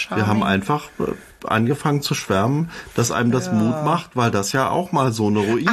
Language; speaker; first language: German; native; German